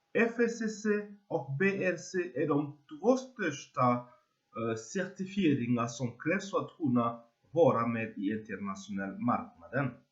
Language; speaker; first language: Swedish; non-native, fluent; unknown